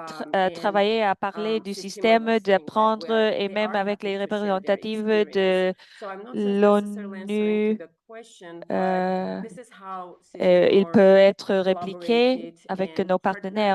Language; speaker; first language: French; non-native, fluent; English